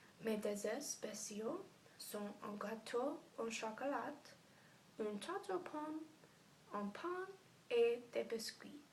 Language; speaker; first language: French; non-native, learner; English